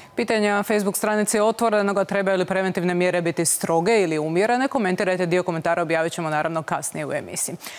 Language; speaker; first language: Croatian; native; Croatian